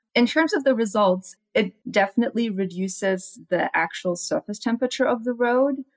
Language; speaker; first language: English; non-native, fluent; German